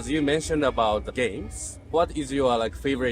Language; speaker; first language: English; non-native, learner; Japanese